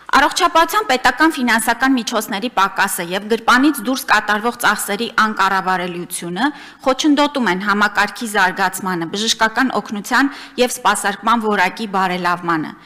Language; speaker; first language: Armenian; native; Armenian